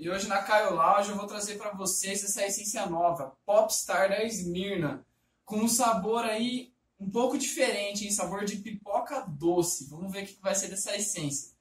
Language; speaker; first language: Portuguese; native; Portuguese